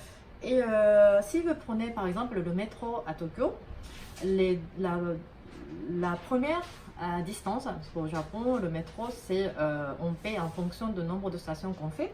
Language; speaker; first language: French; non-native, fluent; Japanese